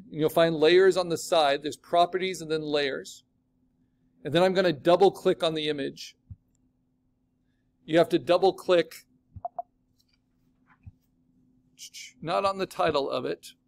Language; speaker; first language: English; native; English